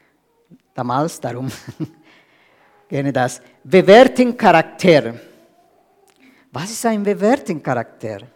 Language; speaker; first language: German; non-native, fluent; Spanish